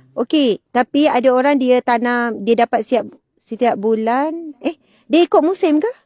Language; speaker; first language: Malay; native; Malay